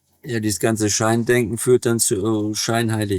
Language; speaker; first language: German; native; German